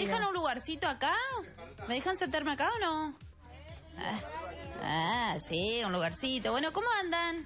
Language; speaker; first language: Spanish; native; Spanish